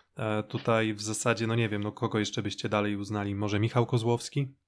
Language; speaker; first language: Polish; native; Polish